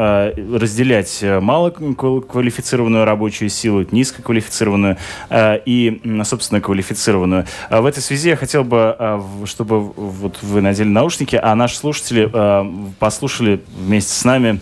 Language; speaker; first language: Russian; native; Russian